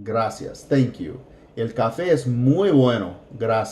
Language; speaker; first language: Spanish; non-native, fluent; English